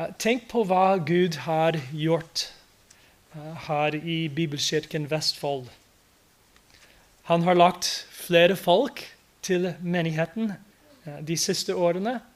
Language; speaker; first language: Norwegian; non-native, fluent; English